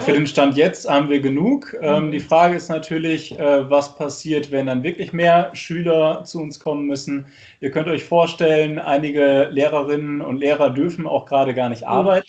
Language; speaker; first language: German; native; German